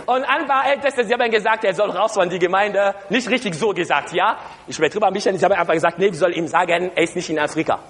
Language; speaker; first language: German; non-native, learner; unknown